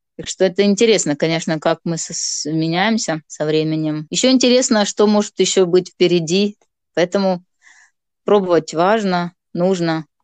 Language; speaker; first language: Russian; non-native, local second language; Gagauz